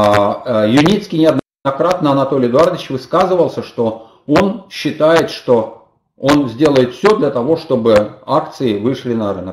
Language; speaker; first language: Russian; native; Russian